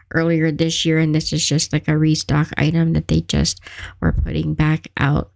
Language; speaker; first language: English; native; English